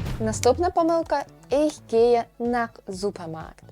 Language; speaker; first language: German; non-native, fluent; Ukrainian